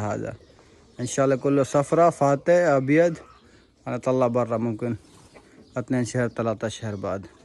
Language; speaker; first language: Arabic; non-native, learner; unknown